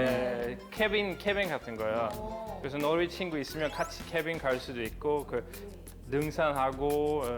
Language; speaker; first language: Korean; non-native, fluent; Norwegian